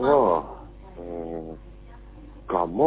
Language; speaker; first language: Chinese; non-native, learner; Korean